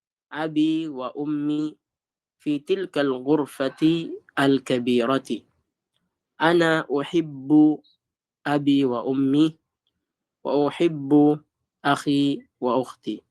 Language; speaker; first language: Arabic; non-native, fluent; Filipino